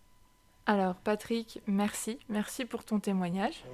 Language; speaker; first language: French; native; French